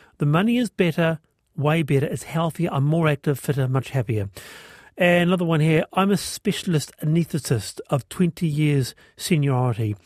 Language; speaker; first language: English; native; English